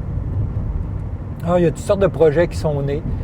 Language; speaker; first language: French; native; French